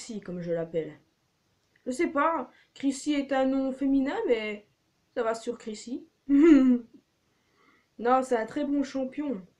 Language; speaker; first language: French; native; French